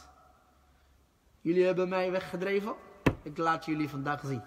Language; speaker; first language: Dutch; early bilingual, other home language; Arabic